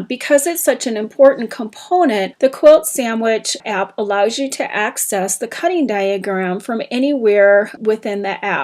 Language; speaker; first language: English; native; English